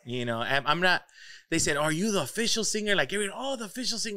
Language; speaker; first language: English; early bilingual, other home language; Spanish